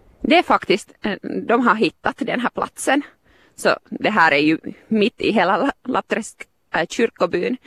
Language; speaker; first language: Swedish; non-native, local second language; Finnish